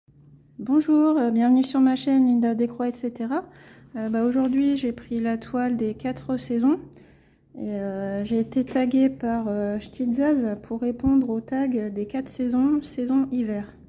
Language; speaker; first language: French; native; French